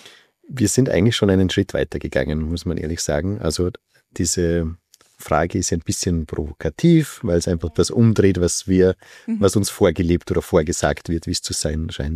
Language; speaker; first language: German; native; German